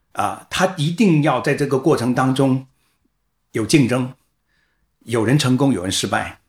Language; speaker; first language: Chinese; native; Chinese